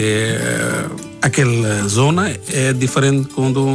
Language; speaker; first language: Portuguese; non-native, learner; Bangla